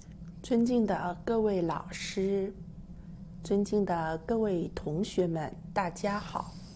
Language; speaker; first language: Chinese; native; Chinese